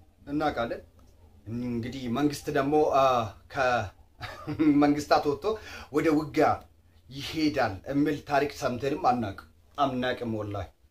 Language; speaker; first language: Amharic; non-native, local second language; Oromo